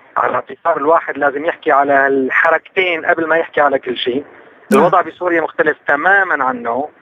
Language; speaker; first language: Arabic; native; Arabic